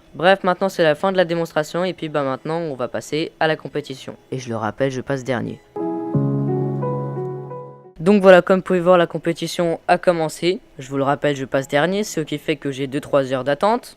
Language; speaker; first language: French; native; French